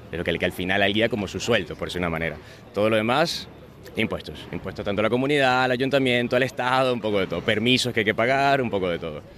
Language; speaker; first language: Spanish; native; Spanish